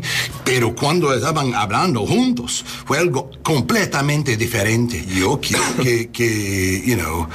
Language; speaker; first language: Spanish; non-native, learner; English